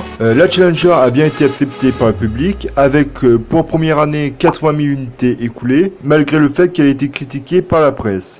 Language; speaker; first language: French; native; French